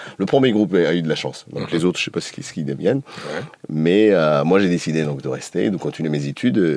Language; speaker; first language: French; non-native, fluent; Portuguese